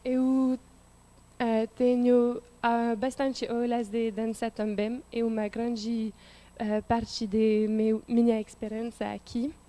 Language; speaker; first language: Portuguese; non-native, learner; French